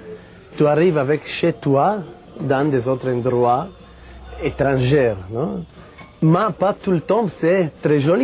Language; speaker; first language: French; non-native, fluent; Italian